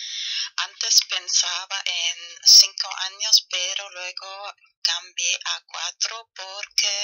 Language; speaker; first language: Spanish; non-native, fluent; German